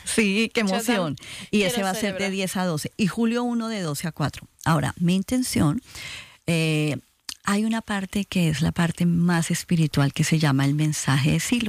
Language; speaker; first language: Spanish; native; Spanish